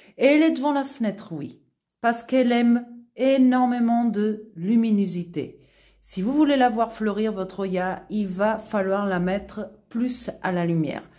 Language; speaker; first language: French; non-native, fluent; Portuguese